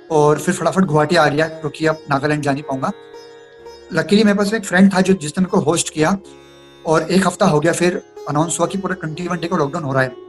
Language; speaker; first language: Hindi; non-native, local second language; Marathi